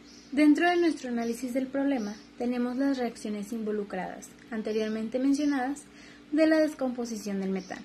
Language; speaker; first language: Spanish; native; Spanish